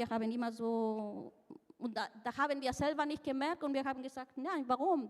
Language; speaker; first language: German; non-native, fluent; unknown